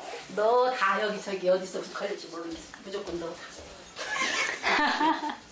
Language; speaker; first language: Korean; native; Korean